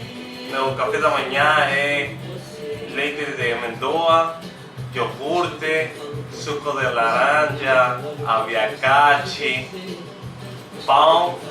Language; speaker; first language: Portuguese; non-native, learner; Spanish